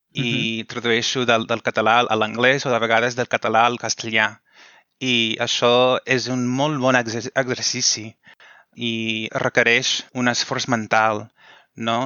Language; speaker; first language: Catalan; non-native, fluent; English